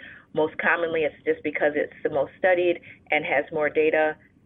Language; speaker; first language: English; native; English